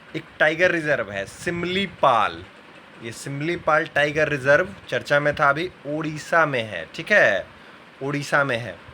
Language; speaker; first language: Hindi; native; Hindi